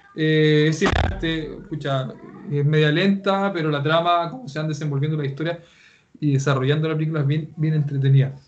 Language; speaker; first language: Spanish; native; Spanish